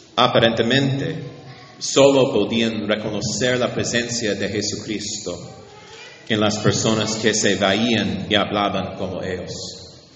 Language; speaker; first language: Spanish; non-native, learner; English